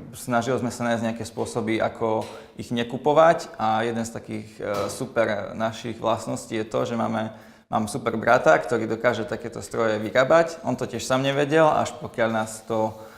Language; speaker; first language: Slovak; native; Slovak